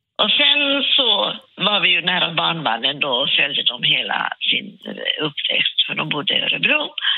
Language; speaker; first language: Swedish; non-native, local second language; Finnish